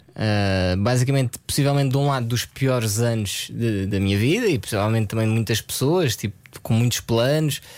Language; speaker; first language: Portuguese; early bilingual, other home language; French